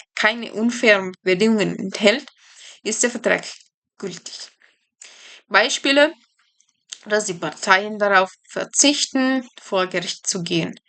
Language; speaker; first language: German; non-native, learner; Spanish